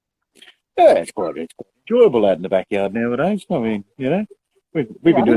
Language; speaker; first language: English; native; English